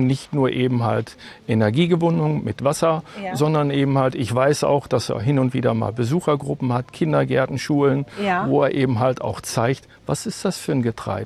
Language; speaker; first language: German; native; German